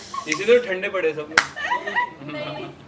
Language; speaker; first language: Hindi; native; Hindi